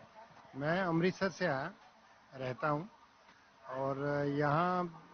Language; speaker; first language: Hindi; native; Hindi